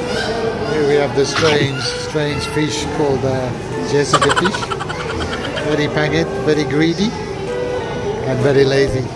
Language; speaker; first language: English; non-native, local second language; Filipino